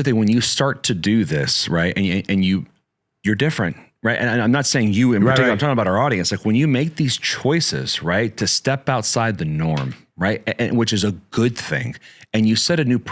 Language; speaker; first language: English; native; English